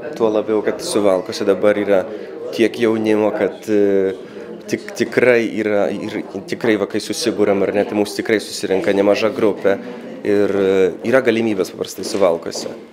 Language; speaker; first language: Lithuanian; early bilingual, heritage; Lithuanian